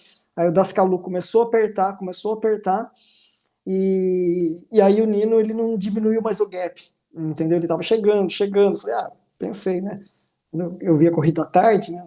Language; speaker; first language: Portuguese; native; Portuguese